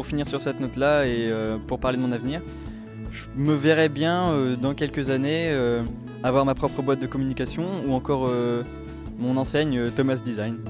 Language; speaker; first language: French; native; French